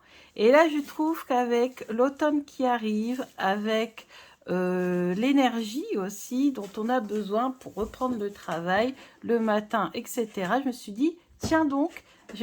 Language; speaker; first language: French; native; French